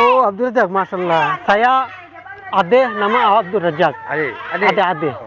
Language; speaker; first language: Indonesian; non-native, learner; Bangla